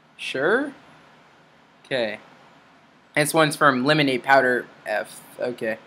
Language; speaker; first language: English; native; English